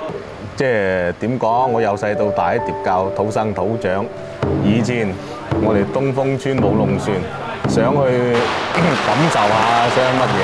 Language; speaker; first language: Cantonese; native; Cantonese